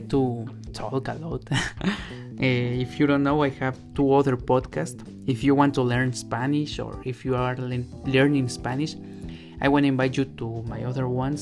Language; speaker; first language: English; non-native, learner; Spanish